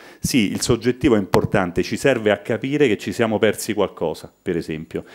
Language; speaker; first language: Italian; native; Italian